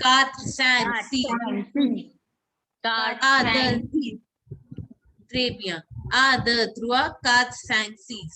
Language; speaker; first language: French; non-native, fluent; Hindi